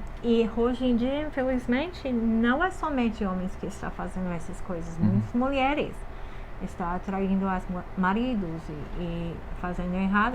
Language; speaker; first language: Portuguese; non-native, fluent; English